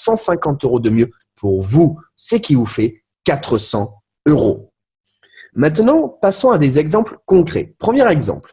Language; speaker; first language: French; native; French